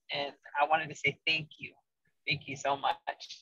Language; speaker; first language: English; native; English